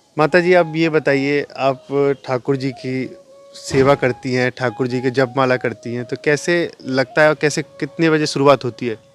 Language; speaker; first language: Hindi; native; Hindi